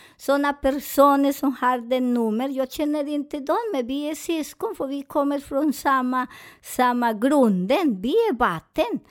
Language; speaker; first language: Swedish; non-native, fluent; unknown